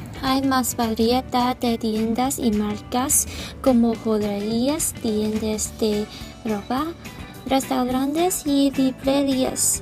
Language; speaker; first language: Spanish; non-native, learner; Cantonese